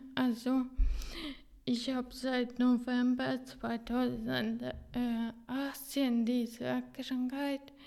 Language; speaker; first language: German; non-native, fluent; Hungarian